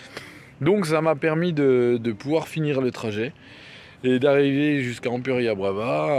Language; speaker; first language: French; native; French